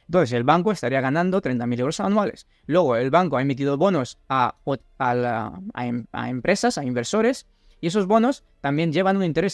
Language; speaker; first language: Spanish; native; Spanish